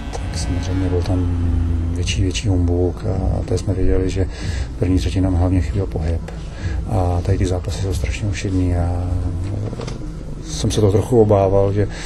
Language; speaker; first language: Czech; native; Czech